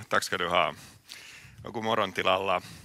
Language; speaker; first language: Swedish; non-native, local second language; Finnish